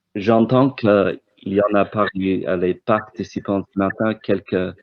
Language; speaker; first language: French; non-native, fluent; English